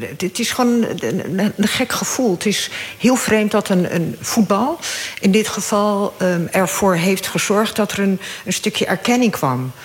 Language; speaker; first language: Dutch; early bilingual, other home language; Arabic